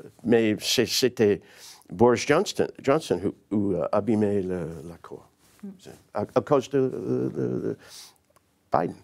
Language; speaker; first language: French; non-native, learner; English